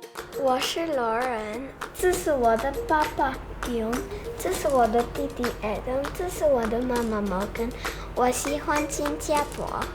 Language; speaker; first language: Chinese; early bilingual, heritage; French